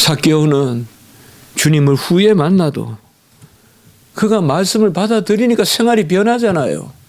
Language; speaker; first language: Korean; native; Korean